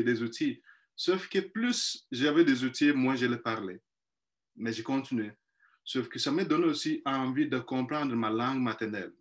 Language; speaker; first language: French; non-native, fluent; Igbo